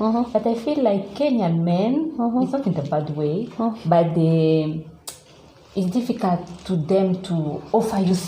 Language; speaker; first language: English; non-native, learner; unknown